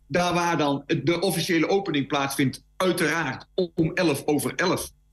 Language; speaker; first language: Dutch; native; Dutch